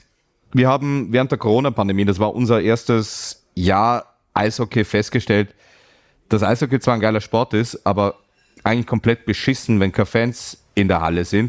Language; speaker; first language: German; native; German